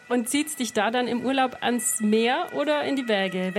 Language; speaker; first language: German; native; German